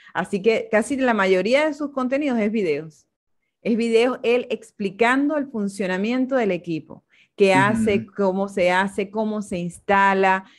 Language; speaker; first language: Spanish; native; Spanish